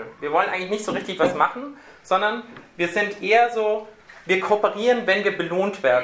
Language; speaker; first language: German; native; German